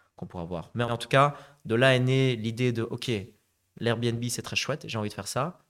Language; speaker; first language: French; native; French